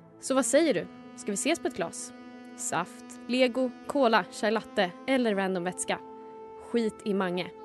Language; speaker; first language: Swedish; native; Swedish